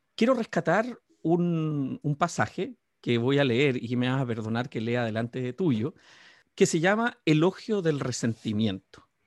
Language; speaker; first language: Spanish; native; Spanish